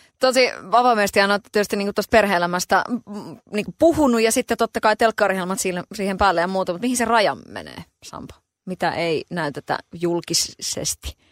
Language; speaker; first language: Finnish; native; Finnish